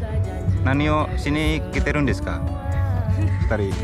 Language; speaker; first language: Japanese; non-native, fluent; Indonesian